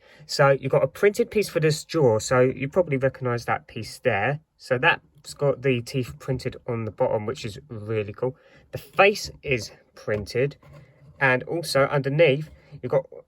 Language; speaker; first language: English; native; English